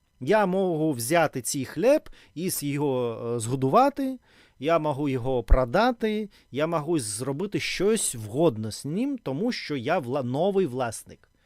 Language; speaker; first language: Ukrainian; non-native, learner; Russian